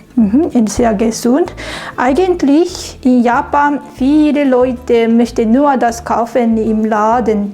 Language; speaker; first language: German; non-native, learner; Japanese